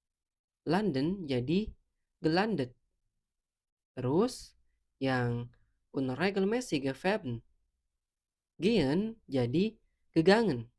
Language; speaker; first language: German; non-native, fluent; Indonesian